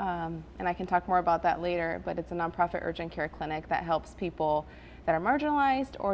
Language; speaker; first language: English; early bilingual, other home language; Spanish